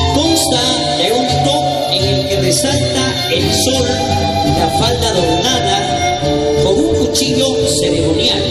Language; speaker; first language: Spanish; native; Spanish